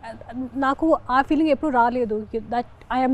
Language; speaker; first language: Telugu; non-native, local second language; Hindi